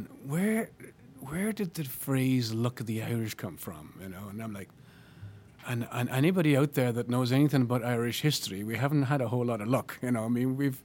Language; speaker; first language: English; native; English